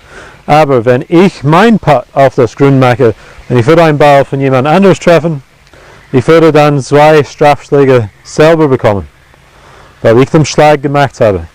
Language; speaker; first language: German; non-native, fluent; English